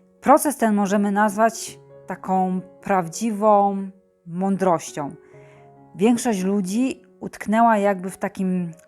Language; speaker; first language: Polish; native; Polish